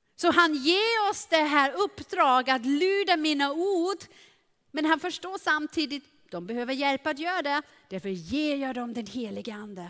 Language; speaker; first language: Swedish; non-native, fluent; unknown